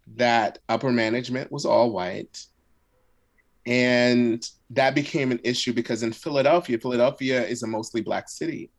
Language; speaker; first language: English; early bilingual, other home language; Arabic